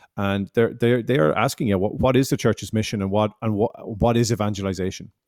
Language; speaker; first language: English; native; English